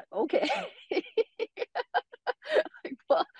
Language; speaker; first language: English; native; English